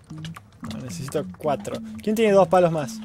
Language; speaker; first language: Spanish; native; Spanish